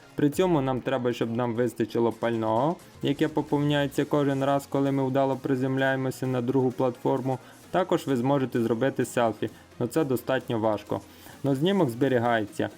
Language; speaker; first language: Ukrainian; native; Ukrainian